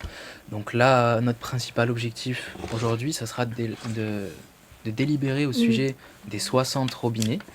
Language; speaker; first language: French; native; French